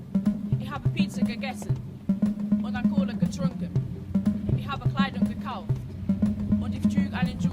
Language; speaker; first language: German; non-native, learner; English